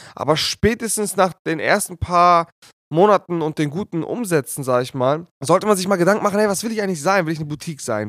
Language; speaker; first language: German; native; German